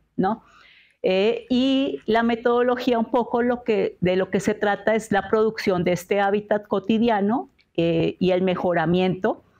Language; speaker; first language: Spanish; native; Spanish